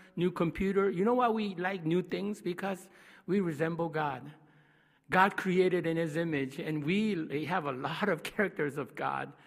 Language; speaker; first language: English; non-native, fluent; Korean